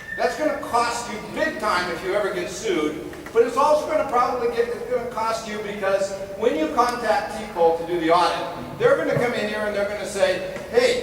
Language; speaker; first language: English; native; English